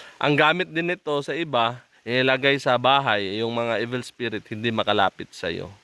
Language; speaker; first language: Filipino; native; Filipino